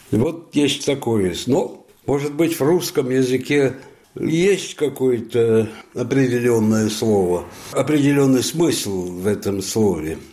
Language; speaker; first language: Russian; non-native, fluent; Italian